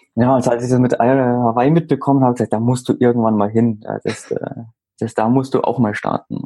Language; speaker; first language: German; native; German